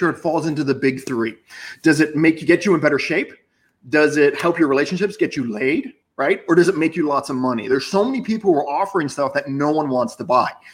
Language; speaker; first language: English; native; English